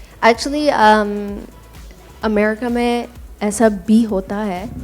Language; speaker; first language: Hindi; non-native, learner; English